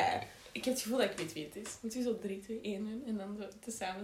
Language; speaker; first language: Dutch; native; Dutch